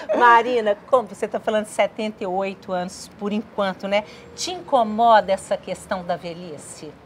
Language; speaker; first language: Portuguese; native; Portuguese